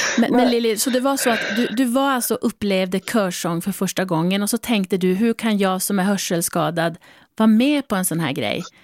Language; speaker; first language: Swedish; native; Swedish